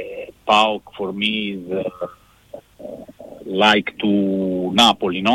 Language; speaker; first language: English; non-native, learner; Italian